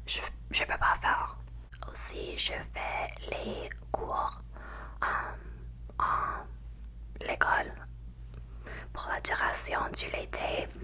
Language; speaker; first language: French; non-native, learner; English